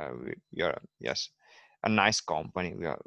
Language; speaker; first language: English; non-native, learner; Italian